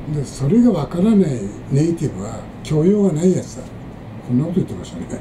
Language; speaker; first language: Japanese; native; Japanese